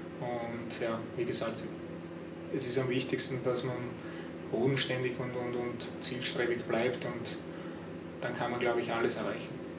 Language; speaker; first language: German; early bilingual, other home language; Croatian